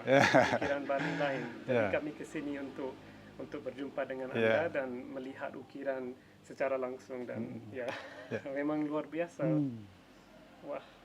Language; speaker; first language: Indonesian; non-native, fluent; English